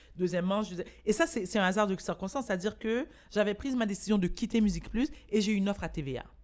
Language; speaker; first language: French; native; French